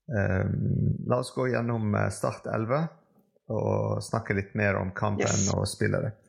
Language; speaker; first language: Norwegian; non-native, fluent; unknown